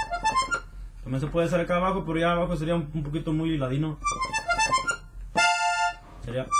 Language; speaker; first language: Spanish; native; Spanish